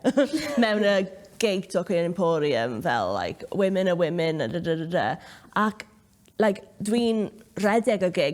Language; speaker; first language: Welsh; non-native, local second language; English